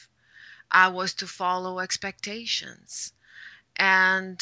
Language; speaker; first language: English; non-native, fluent; French